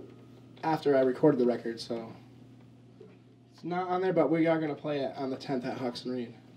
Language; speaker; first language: English; native; English